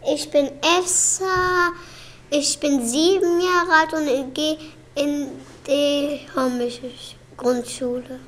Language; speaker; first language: German; early bilingual, other home language; Turkish